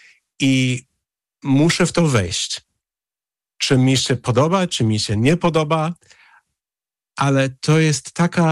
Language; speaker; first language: Polish; early bilingual, heritage; English